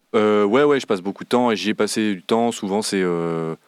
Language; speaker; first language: French; native; French